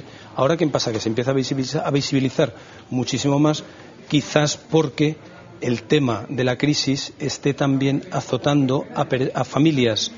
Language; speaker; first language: Spanish; native; Spanish